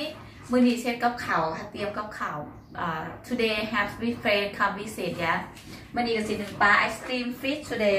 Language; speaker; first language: English; non-native, learner; Thai